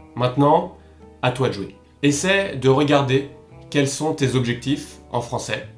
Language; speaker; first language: French; native; French